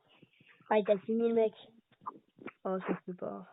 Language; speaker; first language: French; native; French